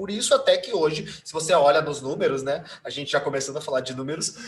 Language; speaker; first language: Portuguese; native; Portuguese